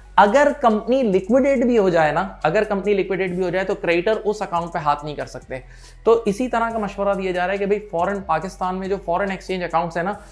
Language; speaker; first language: Urdu; native; Urdu